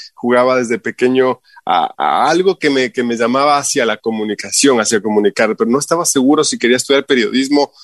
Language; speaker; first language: Spanish; native; Spanish